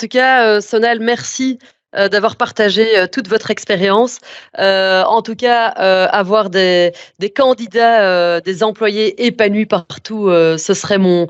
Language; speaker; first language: French; native; French